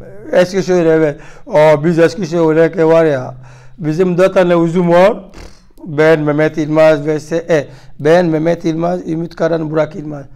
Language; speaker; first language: Turkish; non-native, learner; French